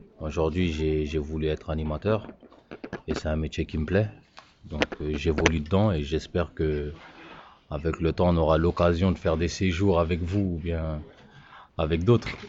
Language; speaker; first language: French; native; French